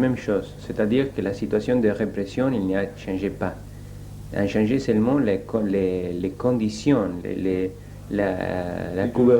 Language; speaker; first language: French; non-native, learner; Spanish